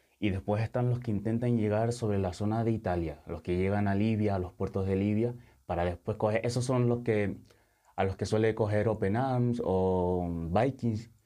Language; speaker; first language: Spanish; early bilingual, other home language; Wolof